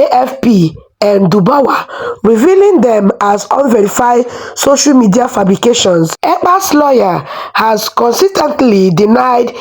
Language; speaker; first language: English; non-native, local second language; Igbo